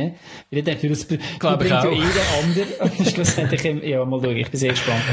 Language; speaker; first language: German; native; German